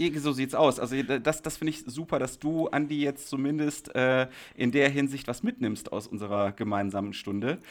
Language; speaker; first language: German; native; German